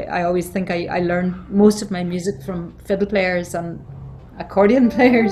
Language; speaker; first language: English; native; English